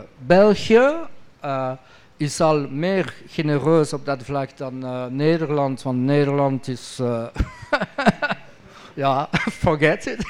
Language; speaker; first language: Dutch; non-native, local second language; French